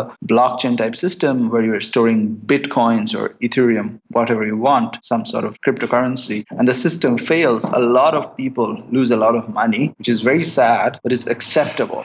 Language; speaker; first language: English; non-native, local second language; Bangla